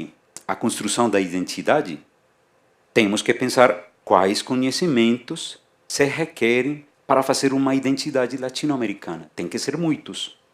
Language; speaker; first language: Portuguese; non-native, fluent; Spanish